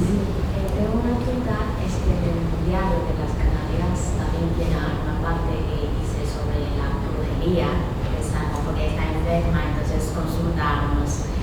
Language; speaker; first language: Spanish; non-native, fluent; Chinese